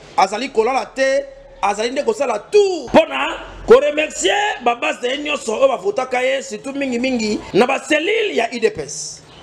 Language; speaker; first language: Lingala; native; Lingala